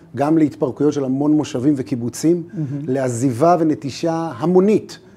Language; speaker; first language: Hebrew; native; Hebrew